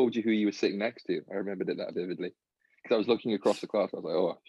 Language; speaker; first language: English; native; English